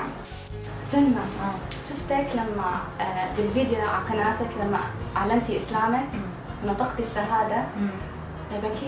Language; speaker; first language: Arabic; native; Arabic